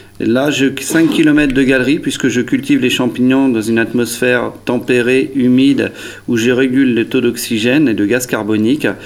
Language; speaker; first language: French; native; French